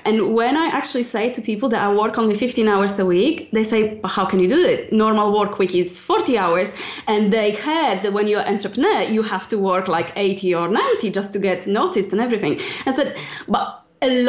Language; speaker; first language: English; non-native, fluent; Polish